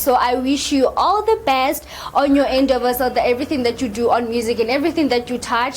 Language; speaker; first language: English; non-native, local second language; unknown